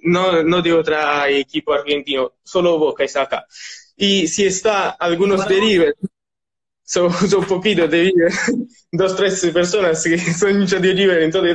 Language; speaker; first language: Spanish; non-native, learner; Italian